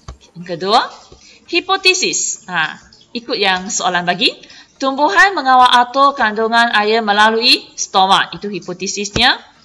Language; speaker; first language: Malay; non-native, local second language; Chinese